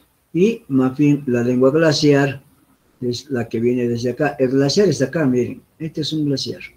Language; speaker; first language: Spanish; native; Spanish